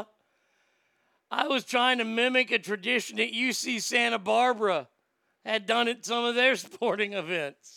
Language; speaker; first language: English; native; English